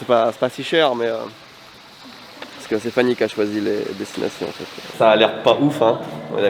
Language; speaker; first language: French; native; French